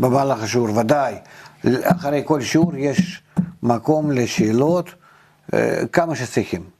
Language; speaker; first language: Hebrew; non-native, fluent; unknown